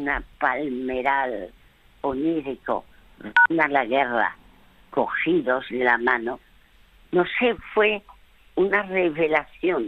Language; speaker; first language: Spanish; early bilingual, other home language; French